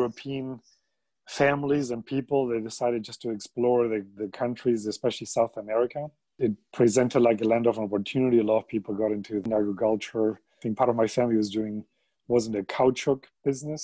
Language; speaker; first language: English; non-native, fluent; German